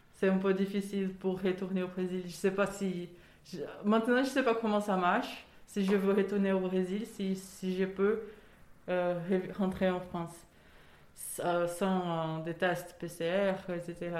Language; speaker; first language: French; non-native, fluent; Portuguese